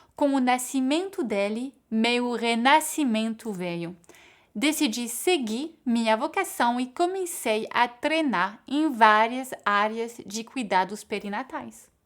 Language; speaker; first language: Portuguese; non-native, fluent; French